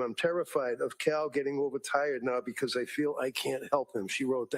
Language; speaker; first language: English; native; English